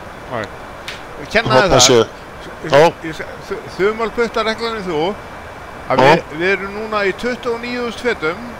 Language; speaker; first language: Icelandic; native; Icelandic